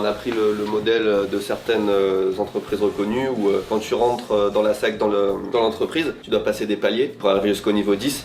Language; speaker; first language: French; native; French